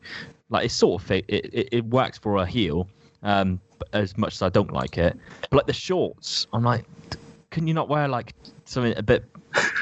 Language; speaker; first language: English; native; English